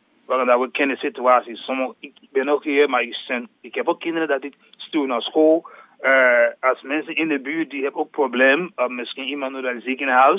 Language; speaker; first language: Dutch; non-native, learner; English